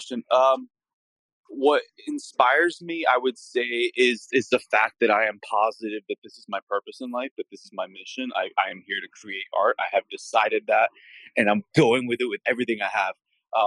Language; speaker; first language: English; native; English